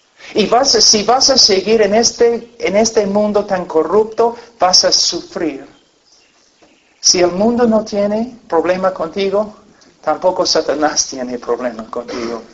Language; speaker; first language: Spanish; non-native, fluent; English